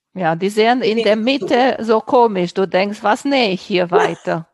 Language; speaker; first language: German; non-native, fluent; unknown